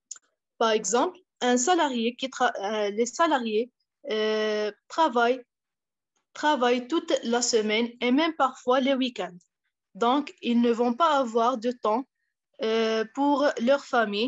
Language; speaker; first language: French; non-native, fluent; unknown